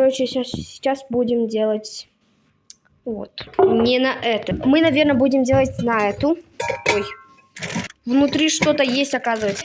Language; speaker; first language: Russian; non-native, local second language; Kazakh